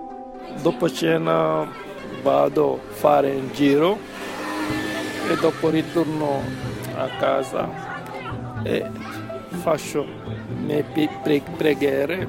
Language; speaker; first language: Italian; non-native, fluent; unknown